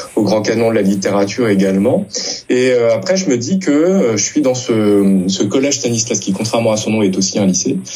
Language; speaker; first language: French; native; French